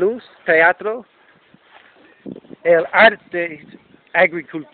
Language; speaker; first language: Spanish; non-native, learner; English